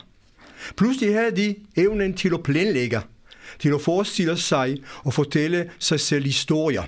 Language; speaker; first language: Danish; non-native, fluent; Hebrew